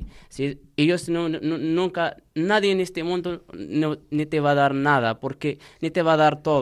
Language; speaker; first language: Spanish; non-native, learner; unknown